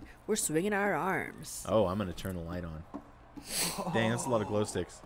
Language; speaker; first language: English; native; English